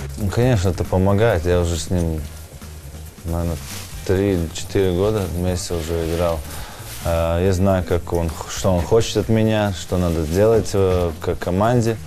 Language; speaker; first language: Russian; non-native, fluent; Latvian